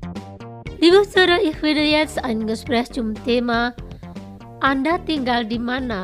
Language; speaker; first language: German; non-native, fluent; Indonesian